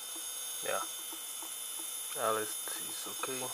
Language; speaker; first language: German; non-native, learner; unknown